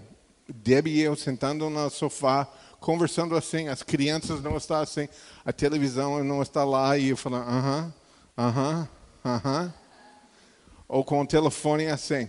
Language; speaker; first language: Portuguese; non-native, fluent; English